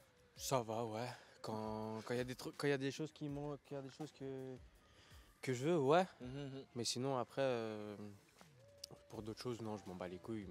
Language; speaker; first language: French; native; French